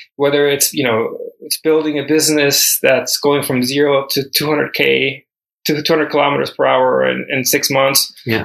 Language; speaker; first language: English; early bilingual, other home language; Spanish